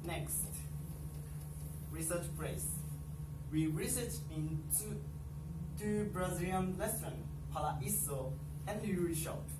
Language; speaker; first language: English; non-native, learner; Japanese